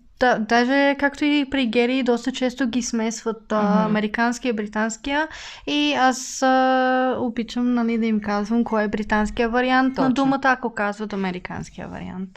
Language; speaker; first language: Bulgarian; early bilingual, other home language; English